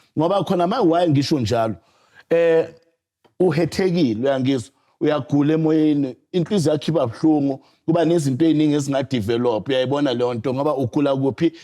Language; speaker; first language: Zulu; native; Zulu